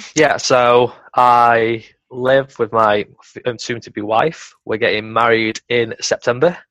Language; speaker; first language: English; native; English